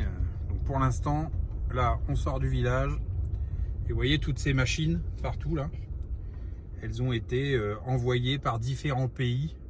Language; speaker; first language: French; native; French